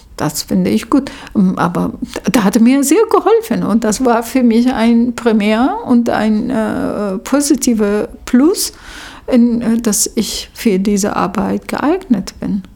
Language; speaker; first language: German; non-native, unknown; Persian